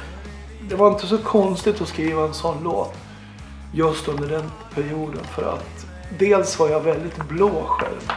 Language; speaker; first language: Swedish; native; Swedish